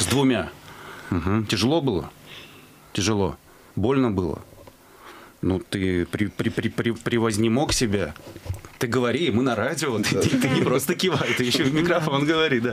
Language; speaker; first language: Russian; native; Russian